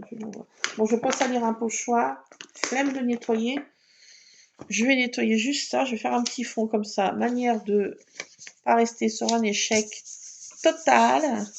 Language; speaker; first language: French; native; French